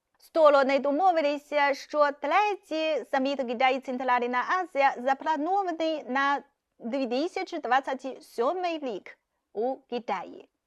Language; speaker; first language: Ukrainian; non-native, fluent; Chinese